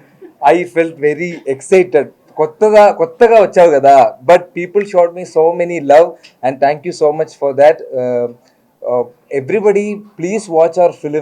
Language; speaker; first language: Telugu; non-native, learner; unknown